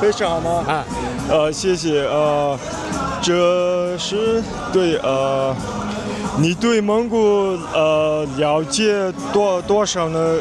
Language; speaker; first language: Chinese; non-native, fluent; Mongolian